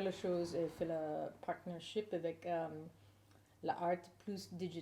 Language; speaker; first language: French; non-native, learner; English